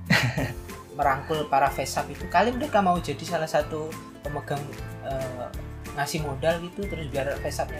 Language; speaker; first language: Indonesian; native; Indonesian